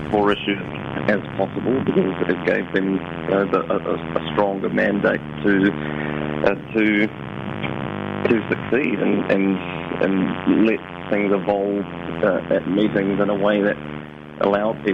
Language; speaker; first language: English; native; English